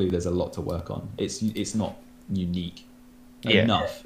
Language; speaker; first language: English; native; English